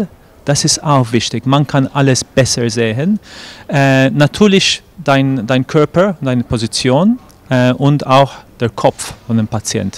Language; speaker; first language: German; non-native, fluent; English